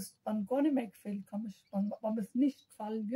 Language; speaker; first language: German; native; German